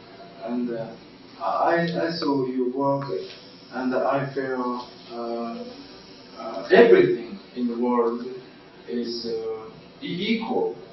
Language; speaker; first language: English; non-native, learner; Japanese